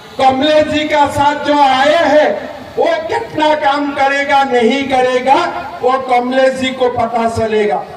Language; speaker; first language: Hindi; non-native, local second language; Assamese